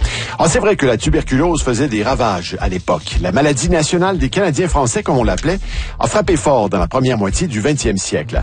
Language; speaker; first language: French; native; French